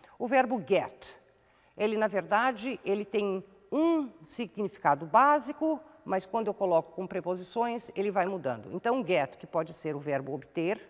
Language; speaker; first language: Portuguese; native; Portuguese